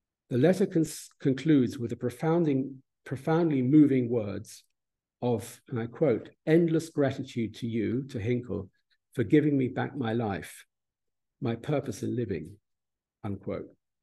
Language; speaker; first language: English; native; English